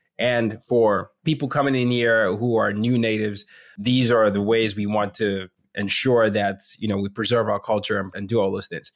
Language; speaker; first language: English; non-native, local second language; Yoruba